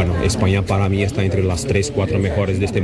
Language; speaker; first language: Spanish; non-native, fluent; Portuguese